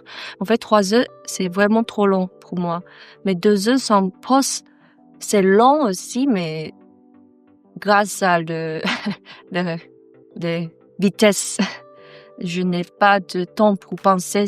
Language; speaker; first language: French; non-native, learner; Chinese